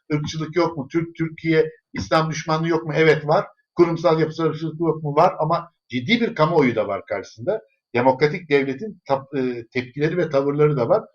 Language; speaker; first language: Turkish; early bilingual, other home language; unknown